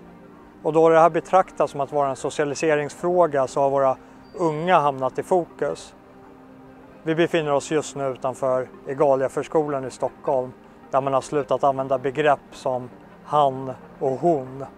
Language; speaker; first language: Swedish; native; Swedish